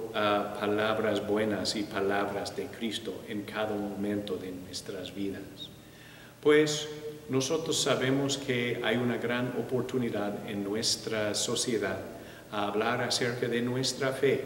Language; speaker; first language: Spanish; non-native, fluent; English